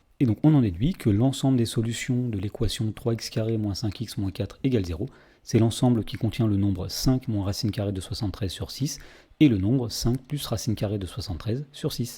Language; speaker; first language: French; native; French